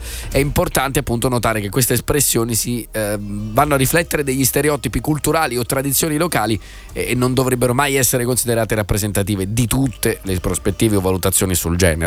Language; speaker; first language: Italian; native; Italian